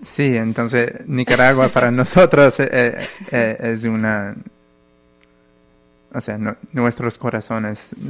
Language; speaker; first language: Spanish; non-native, fluent; English